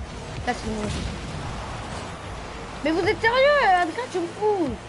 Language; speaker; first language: French; native; French